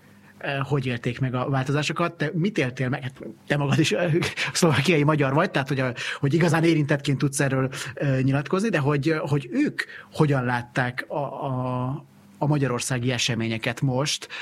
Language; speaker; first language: Hungarian; native; Hungarian